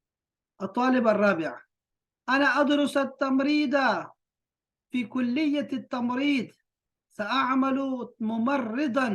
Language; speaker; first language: Arabic; non-native, fluent; Urdu